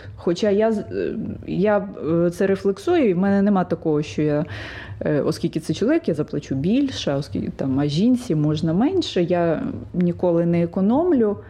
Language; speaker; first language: Ukrainian; native; Ukrainian